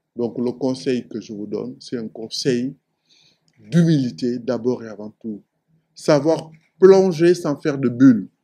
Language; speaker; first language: French; non-native, local second language; Wolof